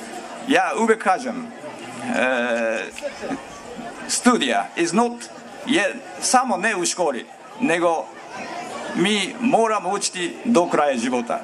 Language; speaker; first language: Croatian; non-native, learner; Japanese